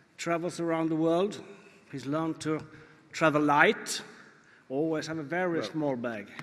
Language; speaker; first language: English; non-native, fluent; Swedish